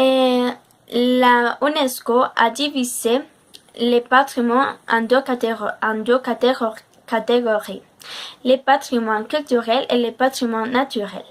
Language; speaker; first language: French; non-native, learner; Spanish